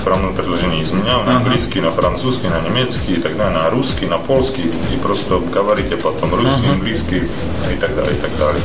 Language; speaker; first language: Russian; non-native, fluent; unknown